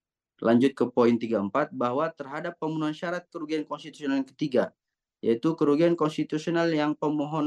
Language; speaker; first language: Indonesian; native; Indonesian